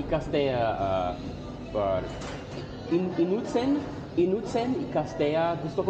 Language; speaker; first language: Basque; non-native, learner; English